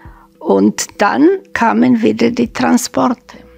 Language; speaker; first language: German; non-native, fluent; Slovak